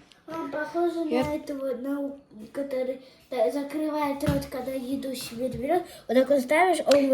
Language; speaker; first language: Russian; early bilingual, other home language; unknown